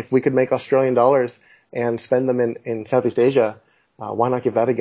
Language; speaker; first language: English; native; English